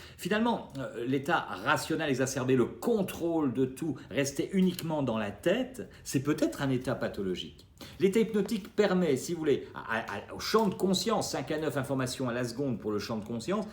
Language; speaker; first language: French; native; French